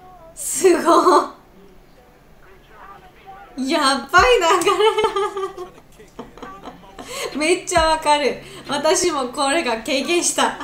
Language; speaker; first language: Japanese; non-native, learner; Georgian